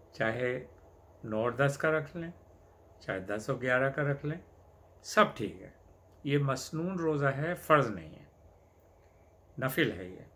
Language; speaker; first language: Hindi; native; Hindi